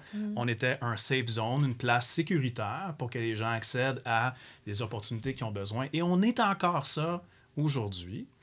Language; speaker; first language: French; native; French